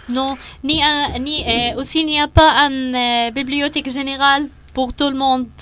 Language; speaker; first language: French; non-native, learner; Arabic